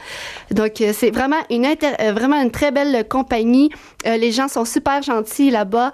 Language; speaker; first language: French; native; French